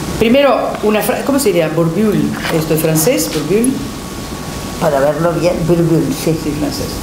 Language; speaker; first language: Spanish; non-native, fluent; Italian